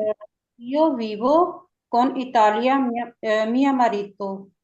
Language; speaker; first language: Italian; non-native, learner; Urdu